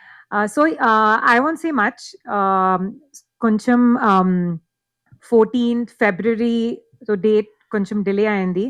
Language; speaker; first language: Telugu; non-native, learner; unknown